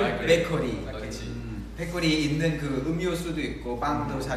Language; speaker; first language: Korean; non-native, learner; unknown